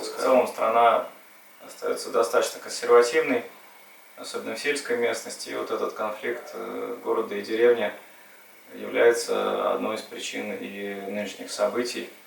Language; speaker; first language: Russian; native; Russian